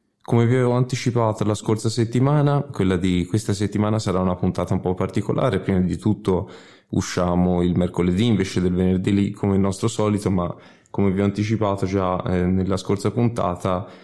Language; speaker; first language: Italian; native; Italian